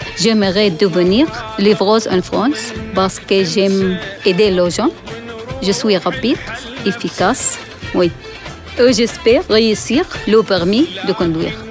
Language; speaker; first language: French; non-native, learner; Arabic